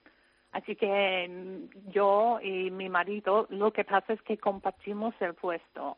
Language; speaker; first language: Spanish; non-native, fluent; English